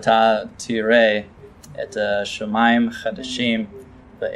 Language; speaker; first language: Hebrew; non-native, fluent; English